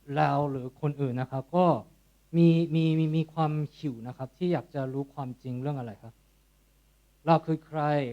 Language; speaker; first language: Thai; non-native, fluent; Korean